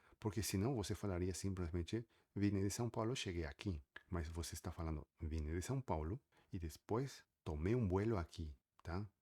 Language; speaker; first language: Portuguese; native; Portuguese